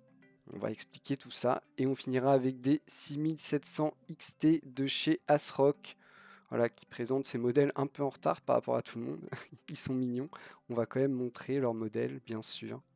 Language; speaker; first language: French; native; French